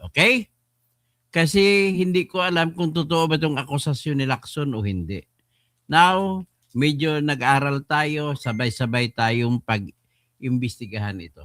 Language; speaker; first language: Filipino; non-native, local second language; Hiligaynon